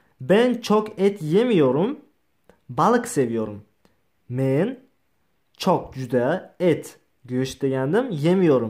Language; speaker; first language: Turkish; non-native, learner; Uzbek